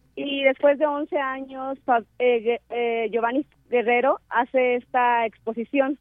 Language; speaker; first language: Spanish; native; Spanish